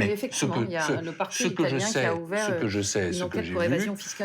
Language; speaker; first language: French; native; French